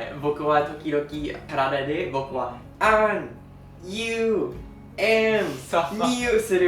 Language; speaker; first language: Japanese; non-native, learner; English